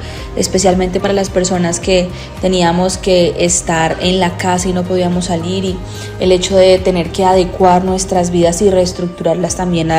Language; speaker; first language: Spanish; native; Spanish